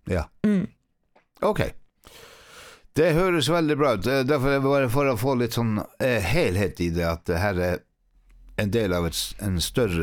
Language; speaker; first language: Norwegian; native; Norwegian